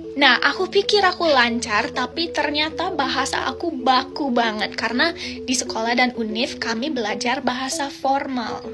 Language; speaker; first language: Indonesian; non-native, fluent; English